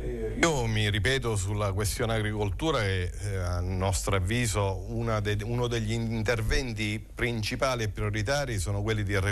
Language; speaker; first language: Italian; native; Italian